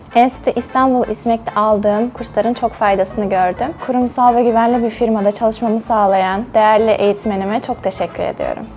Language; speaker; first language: Turkish; early bilingual, other home language; Russian